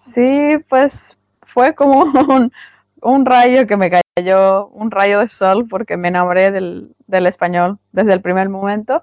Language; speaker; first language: Spanish; non-native, fluent; Finnish